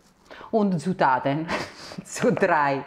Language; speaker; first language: German; non-native, fluent; Italian